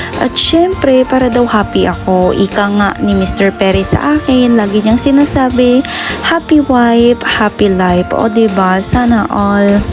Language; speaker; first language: Filipino; non-native, local second language; Hiligaynon